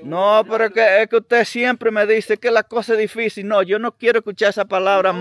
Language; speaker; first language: Spanish; native; Spanish